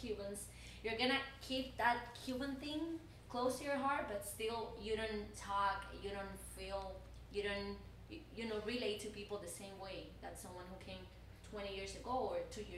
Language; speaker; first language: English; non-native, fluent; Spanish